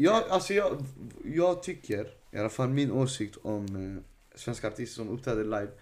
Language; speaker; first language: Swedish; early bilingual, other home language; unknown